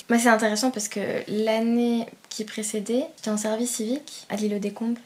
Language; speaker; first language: French; early bilingual, other home language; Persian